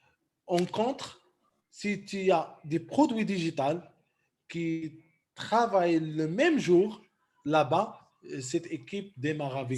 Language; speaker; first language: French; non-native, local second language; Arabic